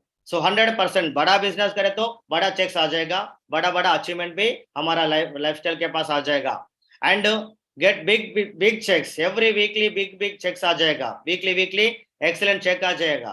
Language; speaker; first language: Hindi; non-native, local second language; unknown